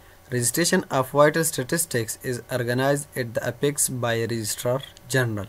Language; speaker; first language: English; non-native, local second language; Urdu